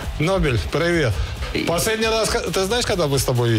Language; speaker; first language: Russian; native; Russian